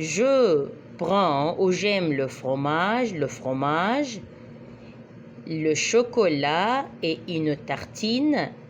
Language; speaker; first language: French; non-native, fluent; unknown